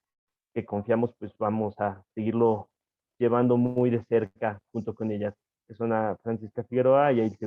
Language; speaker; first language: Spanish; native; Spanish